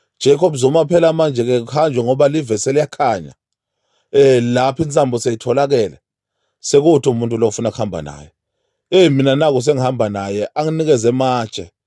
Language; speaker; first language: Zulu; non-native, local second language; Swati